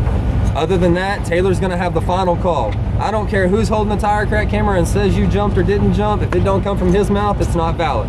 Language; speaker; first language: English; native; English